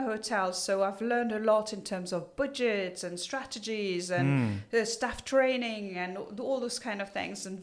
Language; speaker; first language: English; non-native, fluent; French